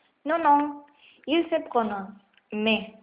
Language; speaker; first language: French; non-native, fluent; Spanish